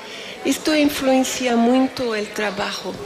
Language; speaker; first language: Spanish; non-native, fluent; Portuguese